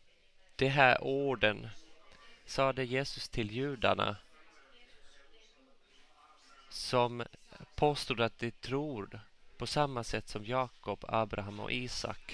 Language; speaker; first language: Swedish; non-native, local second language; Finnish